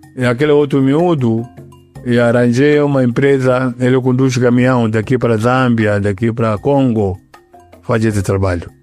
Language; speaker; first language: Portuguese; non-native, local second language; Yao